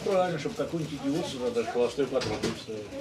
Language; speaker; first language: Russian; native; Russian